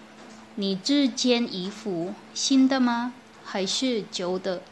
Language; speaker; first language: Chinese; non-native, learner; Filipino